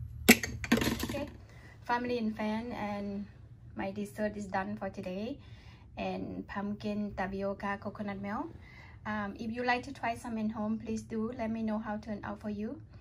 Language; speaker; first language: English; non-native, learner; Lao